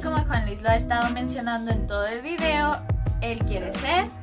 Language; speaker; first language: Spanish; native; Spanish